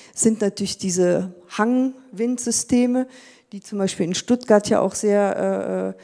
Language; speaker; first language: German; native; German